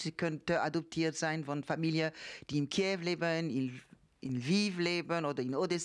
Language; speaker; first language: German; non-native, fluent; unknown